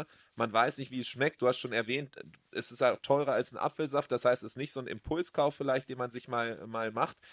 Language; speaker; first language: German; native; German